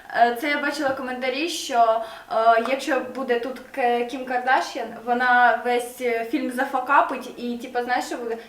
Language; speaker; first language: Ukrainian; non-native, local second language; Russian